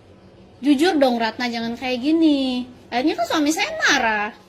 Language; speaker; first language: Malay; non-native, local second language; Sundanese